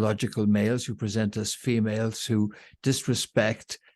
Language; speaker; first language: English; native; English